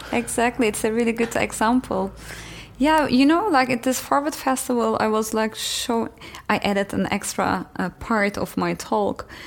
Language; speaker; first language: English; non-native, fluent; Turkish